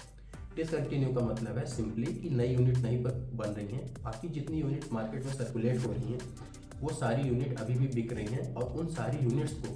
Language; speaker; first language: Hindi; native; Hindi